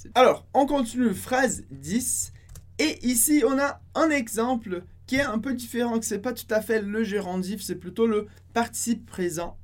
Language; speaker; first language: French; non-native, fluent; Portuguese